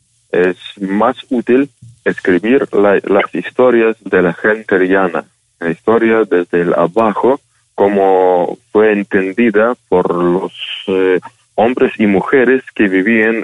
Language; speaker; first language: Spanish; non-native, fluent; Ukrainian